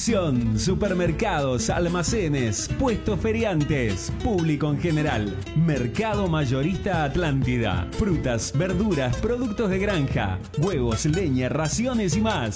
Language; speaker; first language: Spanish; native; Spanish